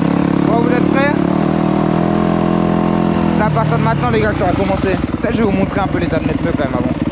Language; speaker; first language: French; native; French